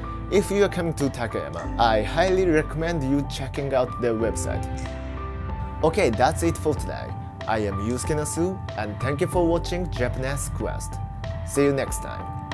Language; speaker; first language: English; non-native, fluent; Japanese